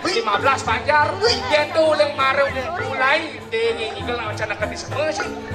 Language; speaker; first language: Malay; non-native, local second language; Balinese